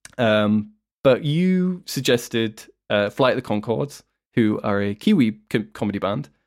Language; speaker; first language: English; native; English